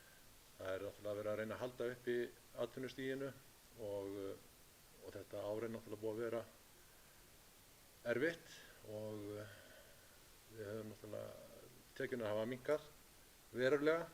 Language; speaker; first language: Icelandic; native; Icelandic